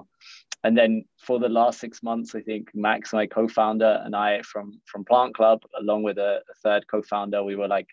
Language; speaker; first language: English; native; English